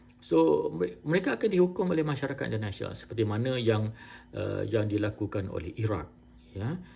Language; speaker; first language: Malay; native; Malay